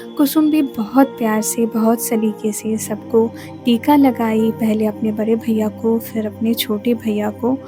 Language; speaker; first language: Hindi; non-native, local second language; Bangla